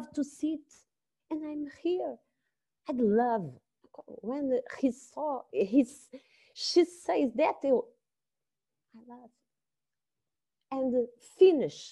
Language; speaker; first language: English; non-native, learner; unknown